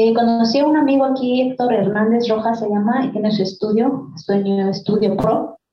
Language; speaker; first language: Spanish; non-native, local second language; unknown